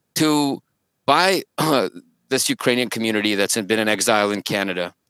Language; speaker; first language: English; early bilingual, other home language; Russian